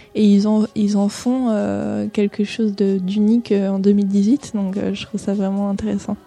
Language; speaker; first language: French; native; French